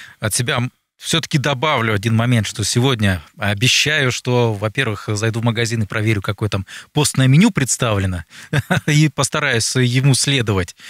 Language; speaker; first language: Russian; native; Russian